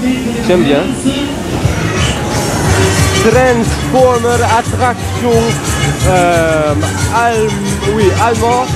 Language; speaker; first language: French; non-native, learner; Dutch